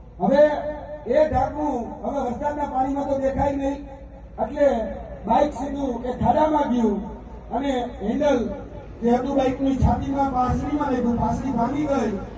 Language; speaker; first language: Gujarati; native; Gujarati